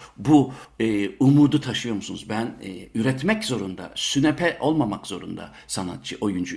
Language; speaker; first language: Turkish; native; Turkish